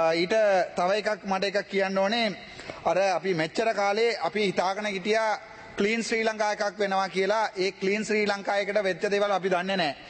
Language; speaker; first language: Sinhala; non-native, local second language; Tamil